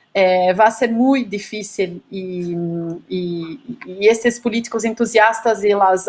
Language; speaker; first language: Spanish; non-native, fluent; Portuguese